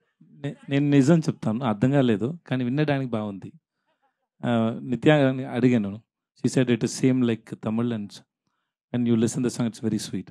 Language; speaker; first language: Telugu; non-native, learner; Tamil